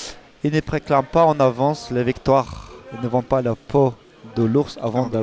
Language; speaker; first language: French; native; French